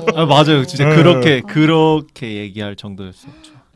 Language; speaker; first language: Korean; native; Korean